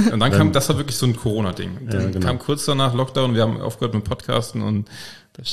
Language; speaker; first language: German; native; German